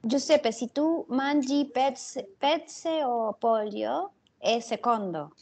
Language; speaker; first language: Italian; non-native, learner; Spanish